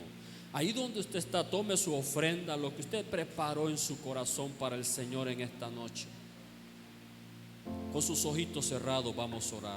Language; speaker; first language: Spanish; native; Spanish